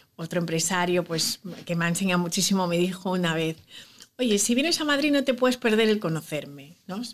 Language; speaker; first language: Spanish; native; Spanish